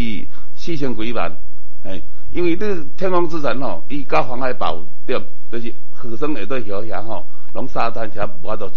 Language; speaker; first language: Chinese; non-native, local second language; Min Nan Chinese